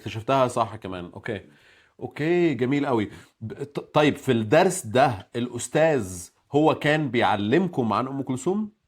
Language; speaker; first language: Arabic; native; Arabic